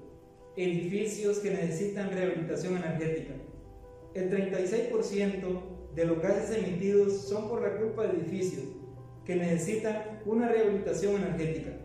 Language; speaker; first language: Spanish; native; Spanish